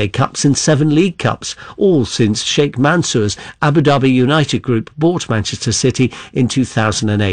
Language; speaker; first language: English; native; English